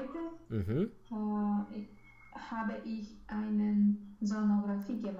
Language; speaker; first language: German; non-native, learner; Romanian